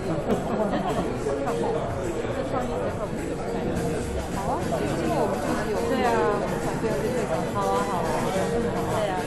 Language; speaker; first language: Chinese; native; Chinese